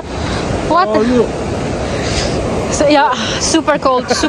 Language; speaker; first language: English; non-native, learner; Indonesian